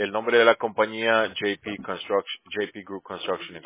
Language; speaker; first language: Spanish; native; Spanish